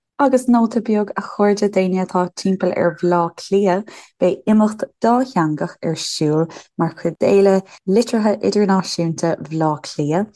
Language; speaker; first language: Irish; native; Irish